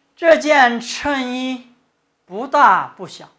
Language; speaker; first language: Chinese; non-native, fluent; Thai